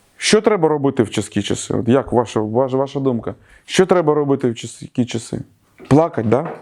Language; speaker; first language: Ukrainian; native; Ukrainian